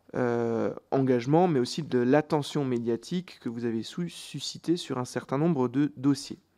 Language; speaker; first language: French; native; French